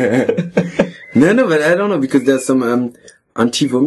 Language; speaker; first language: English; non-native, fluent; French